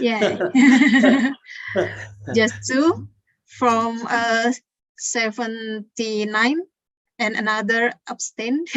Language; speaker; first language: English; non-native, learner; Indonesian